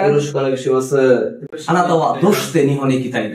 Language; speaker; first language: Japanese; non-native, fluent; Bangla